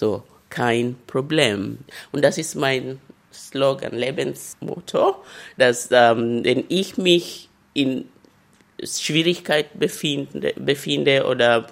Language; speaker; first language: German; non-native, fluent; Luyia